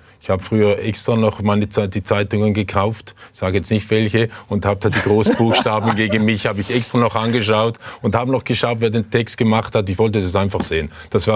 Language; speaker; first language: German; native; German